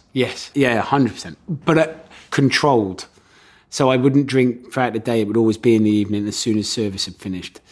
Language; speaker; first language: English; native; English